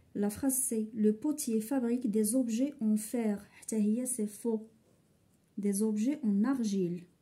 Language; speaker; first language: French; non-native, local second language; Arabic